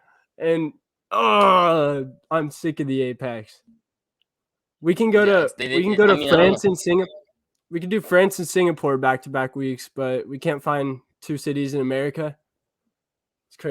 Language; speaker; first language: English; native; English